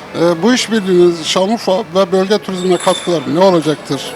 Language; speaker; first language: Turkish; native; Turkish